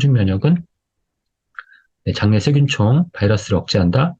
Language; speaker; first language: Korean; native; Korean